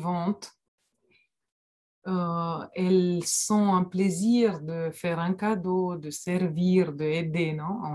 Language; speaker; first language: French; non-native, fluent; Romanian